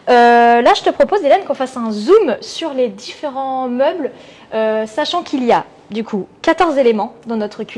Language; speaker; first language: French; native; French